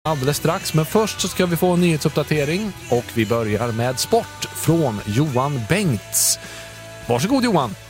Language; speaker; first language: Swedish; native; Swedish